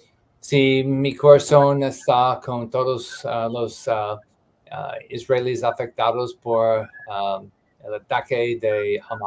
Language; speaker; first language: Spanish; non-native, learner; English